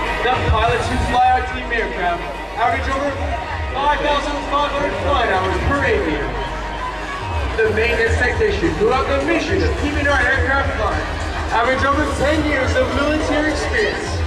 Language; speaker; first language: English; native; English